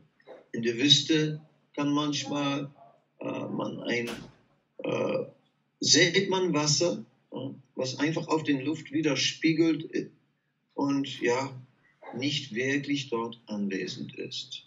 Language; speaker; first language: German; non-native, fluent; Dutch